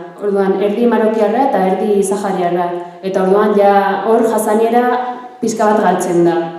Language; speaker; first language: Basque; early bilingual, other home language; Arabic